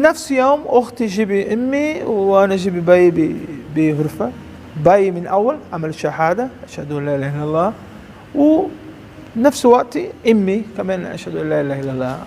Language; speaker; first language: Arabic; non-native, learner; Portuguese